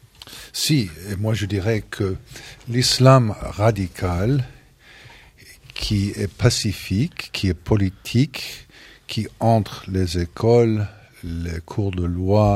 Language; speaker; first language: French; non-native, fluent; English